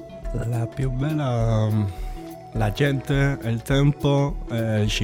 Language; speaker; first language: Italian; non-native, learner; Spanish